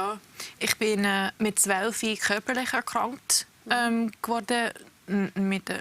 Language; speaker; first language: German; early bilingual, heritage; English